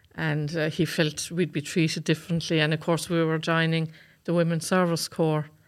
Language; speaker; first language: English; native; English